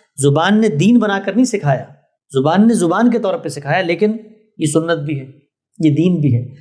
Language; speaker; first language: Urdu; native; Urdu